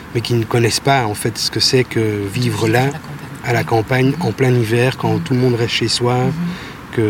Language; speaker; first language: French; native; French